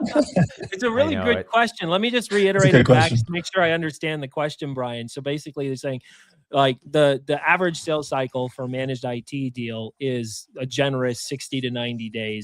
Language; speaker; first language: English; native; English